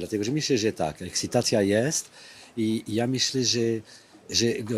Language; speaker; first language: Polish; non-native, fluent; French